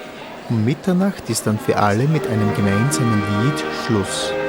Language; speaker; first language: German; native; German